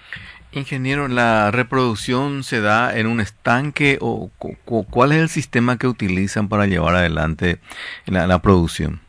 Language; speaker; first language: Spanish; native; Spanish